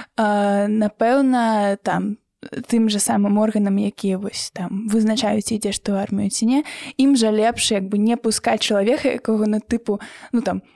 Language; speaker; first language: Belarusian; native; Belarusian